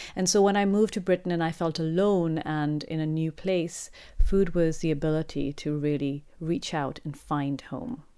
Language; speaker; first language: English; non-native, local second language; Urdu